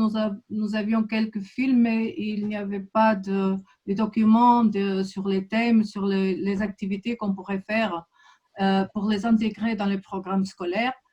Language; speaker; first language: French; non-native, fluent; Portuguese